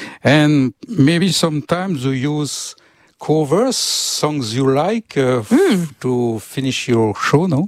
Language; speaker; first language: English; non-native, learner; French